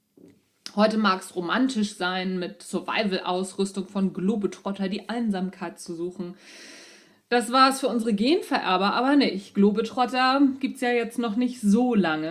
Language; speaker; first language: German; native; German